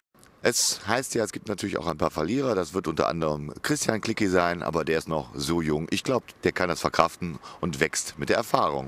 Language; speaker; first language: German; native; German